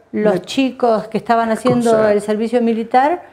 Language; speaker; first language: Spanish; native; Spanish